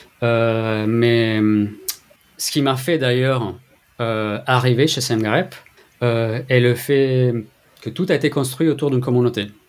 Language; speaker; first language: French; non-native, fluent; Italian